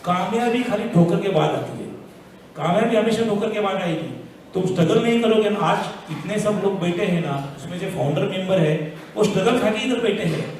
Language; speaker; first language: Hindi; non-native, local second language; Marathi